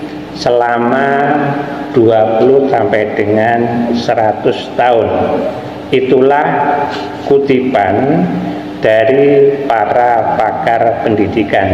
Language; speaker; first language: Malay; non-native, local second language; Javanese